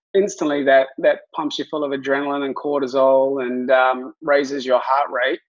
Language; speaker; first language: English; native; English